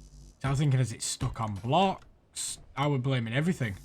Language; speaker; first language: English; native; English